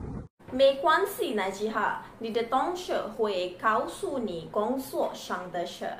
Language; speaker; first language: Chinese; non-native, learner; Malay